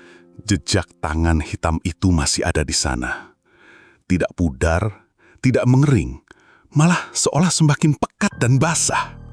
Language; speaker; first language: Indonesian; native; Indonesian